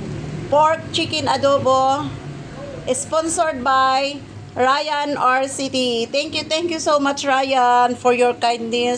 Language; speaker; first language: English; non-native, learner; Filipino